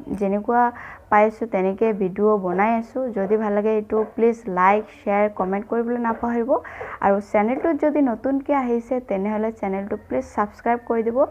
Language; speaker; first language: Assamese; non-native, local second language; Bangla